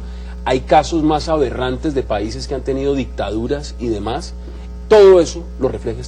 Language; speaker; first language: Spanish; native; Spanish